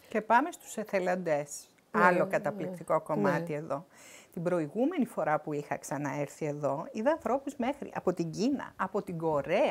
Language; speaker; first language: Greek; native; Greek